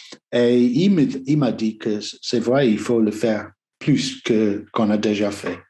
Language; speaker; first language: French; non-native, learner; English